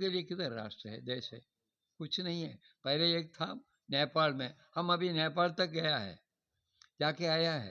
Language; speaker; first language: Hindi; non-native, local second language; Malayalam